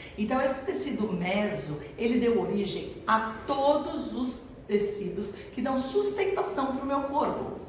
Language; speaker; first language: Portuguese; native; Portuguese